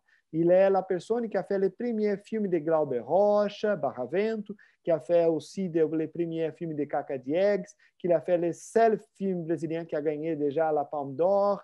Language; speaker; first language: French; non-native, fluent; Portuguese